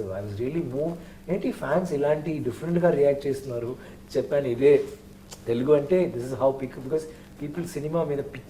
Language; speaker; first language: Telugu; non-native, learner; Tamil